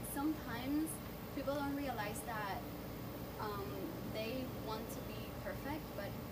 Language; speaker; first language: English; non-native, fluent; Spanish